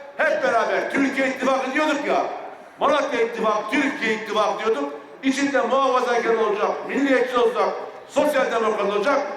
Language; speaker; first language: Turkish; native; Turkish